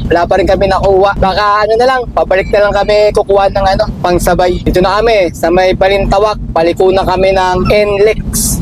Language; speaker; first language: Filipino; native; Filipino